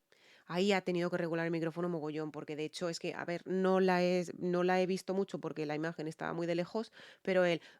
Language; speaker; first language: Spanish; native; Spanish